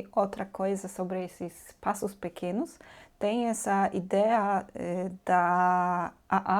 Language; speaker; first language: Portuguese; non-native, fluent; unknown